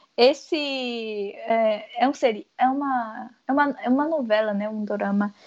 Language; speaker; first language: Portuguese; early bilingual, other home language; Korean